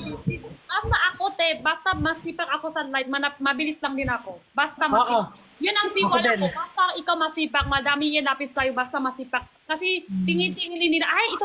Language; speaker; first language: Filipino; non-native, learner; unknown